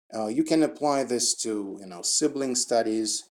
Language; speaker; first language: English; non-native, fluent; Russian